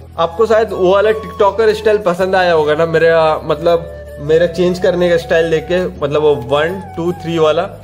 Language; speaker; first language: Hindi; non-native, local second language; Bangla